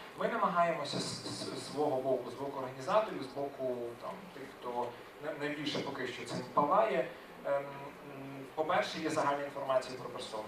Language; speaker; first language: Ukrainian; native; Ukrainian